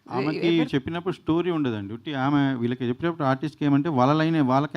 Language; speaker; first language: Telugu; native; Telugu